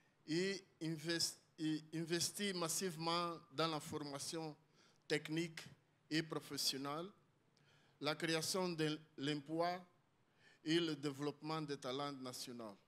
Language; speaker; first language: French; non-native, learner; Portuguese